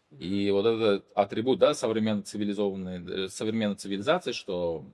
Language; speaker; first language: Russian; non-native, local second language; Uzbek